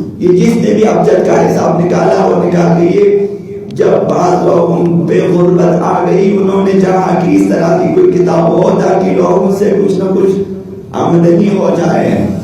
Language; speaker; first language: Urdu; non-native, local second language; Balti